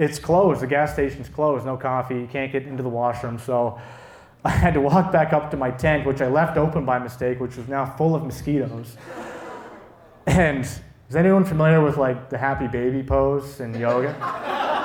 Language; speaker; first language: English; native; English